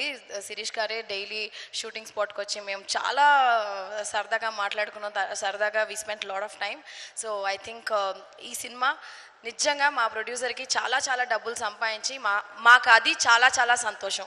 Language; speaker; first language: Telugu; non-native, fluent; Tamil